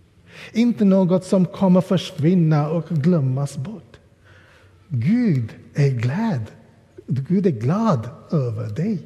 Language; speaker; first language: Swedish; non-native, fluent; English